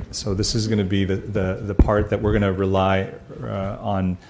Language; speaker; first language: English; early bilingual, other home language; Spanish